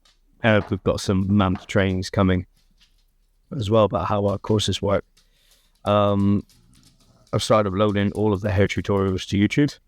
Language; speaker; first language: English; native; English